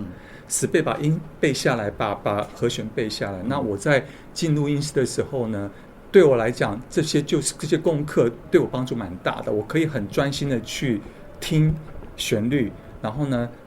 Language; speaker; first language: Chinese; native; Chinese